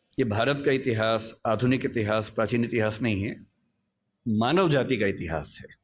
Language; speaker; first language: Hindi; native; Hindi